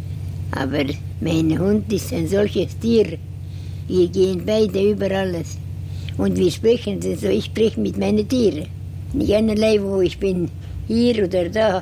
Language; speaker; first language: German; non-native, learner; Estonian